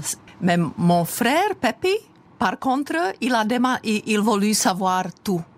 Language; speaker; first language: French; non-native, fluent; Czech